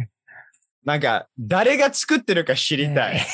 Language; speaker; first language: Japanese; non-native, learner; English